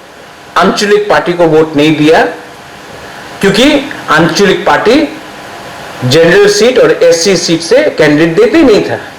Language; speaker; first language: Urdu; non-native, local second language; Kok Borok